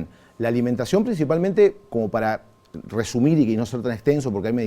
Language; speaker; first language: Spanish; native; Spanish